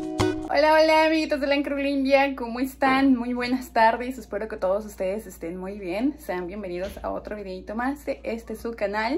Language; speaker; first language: Spanish; native; Spanish